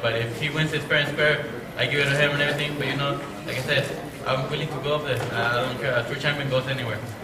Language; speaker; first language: English; non-native, fluent; Spanish